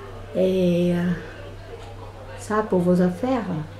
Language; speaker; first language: French; non-native, fluent; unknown